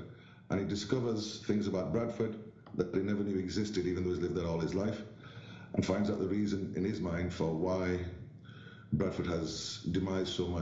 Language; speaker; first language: English; native; English